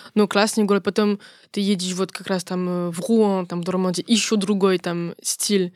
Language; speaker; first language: Russian; non-native, fluent; French